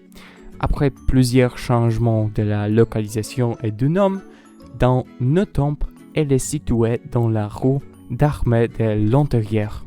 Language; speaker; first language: French; non-native, learner; Polish